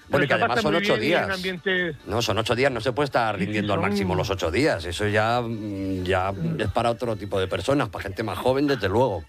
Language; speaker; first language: Spanish; native; Spanish